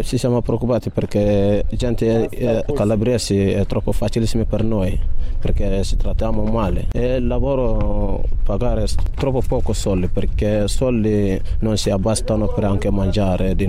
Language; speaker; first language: Italian; non-native, learner; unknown